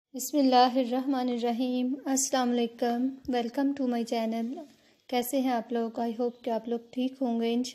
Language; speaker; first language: Urdu; native; Urdu